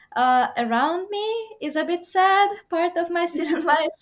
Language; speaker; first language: English; non-native, fluent; Uzbek